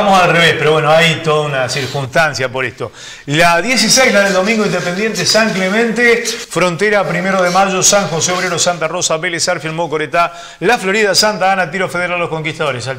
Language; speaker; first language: Spanish; native; Spanish